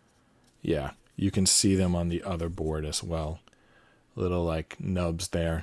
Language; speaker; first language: English; native; English